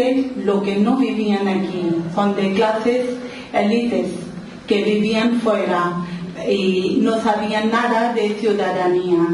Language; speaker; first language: Spanish; non-native, local second language; Urdu